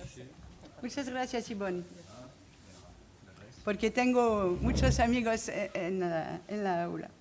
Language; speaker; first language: Spanish; non-native, fluent; French